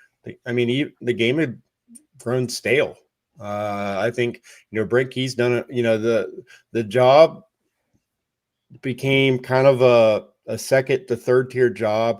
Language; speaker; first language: English; native; English